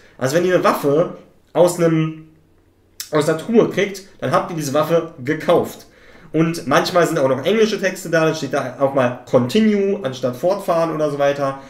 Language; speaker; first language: German; native; German